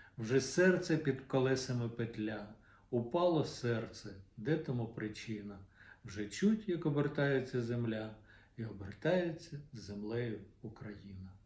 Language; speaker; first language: Ukrainian; non-native, local second language; Russian